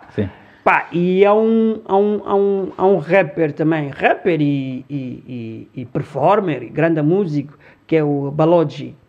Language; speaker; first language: Portuguese; early bilingual, other home language; Lingala